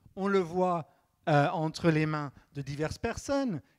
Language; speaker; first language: French; native; French